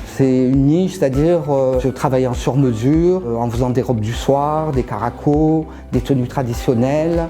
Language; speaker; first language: French; non-native, local second language; Arabic